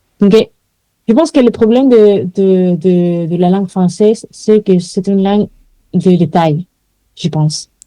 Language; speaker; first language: French; non-native, fluent; Spanish